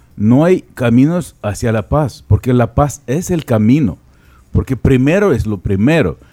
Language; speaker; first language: Spanish; non-native, fluent; Ukrainian